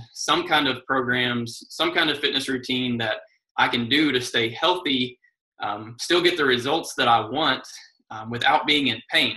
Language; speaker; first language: English; native; English